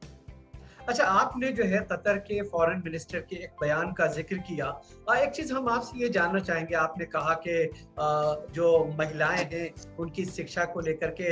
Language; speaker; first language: Hindi; native; Hindi